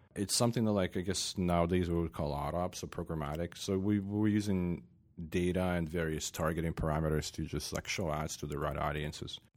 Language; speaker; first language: English; non-native, fluent; Ukrainian